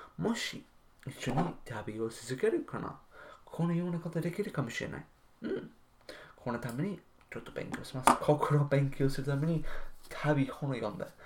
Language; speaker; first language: Japanese; non-native, learner; English